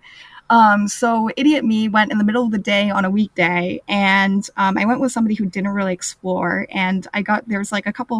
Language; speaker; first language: English; native; English